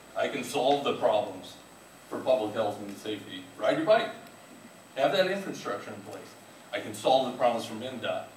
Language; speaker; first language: English; native; English